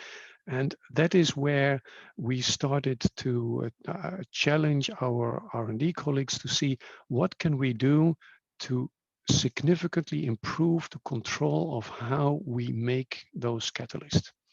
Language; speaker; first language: English; non-native, fluent; Dutch